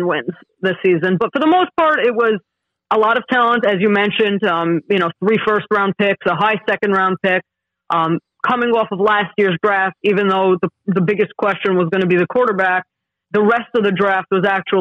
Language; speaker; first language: English; native; English